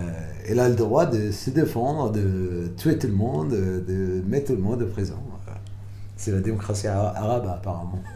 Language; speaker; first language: French; non-native, fluent; Arabic